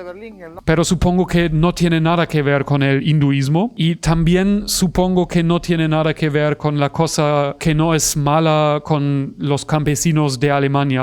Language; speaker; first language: Spanish; non-native, fluent; German